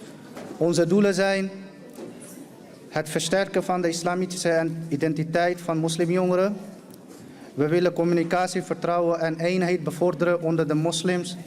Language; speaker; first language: Dutch; early bilingual, other home language; Urdu